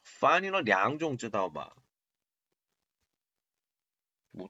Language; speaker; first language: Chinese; non-native, learner; Korean